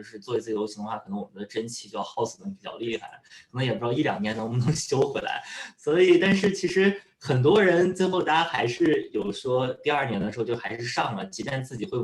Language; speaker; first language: Chinese; native; Chinese